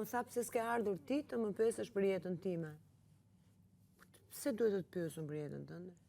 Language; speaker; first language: Albanian; native; Albanian